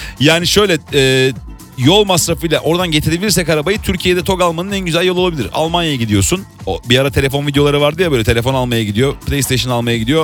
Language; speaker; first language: Turkish; native; Turkish